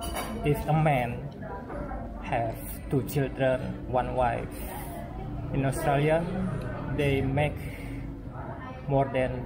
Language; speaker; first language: English; non-native, learner; Indonesian